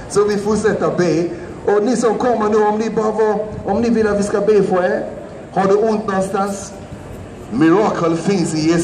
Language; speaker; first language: Swedish; non-native, fluent; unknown